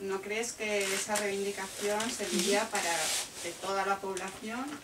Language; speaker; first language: Spanish; native; Spanish